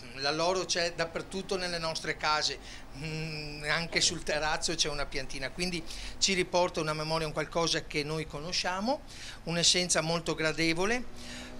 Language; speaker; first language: Italian; native; Italian